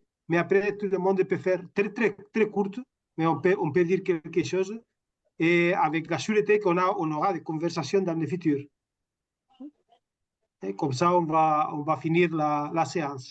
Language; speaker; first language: French; non-native, fluent; Catalan